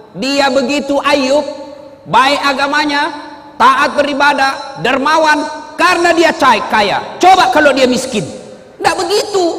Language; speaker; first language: Indonesian; non-native, local second language; Buginese